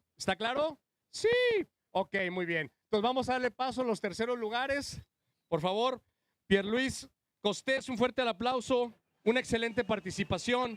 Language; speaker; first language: Spanish; native; Spanish